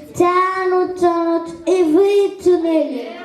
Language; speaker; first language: Russian; non-native, learner; Uzbek